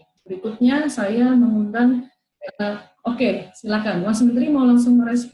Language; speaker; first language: Indonesian; native; Indonesian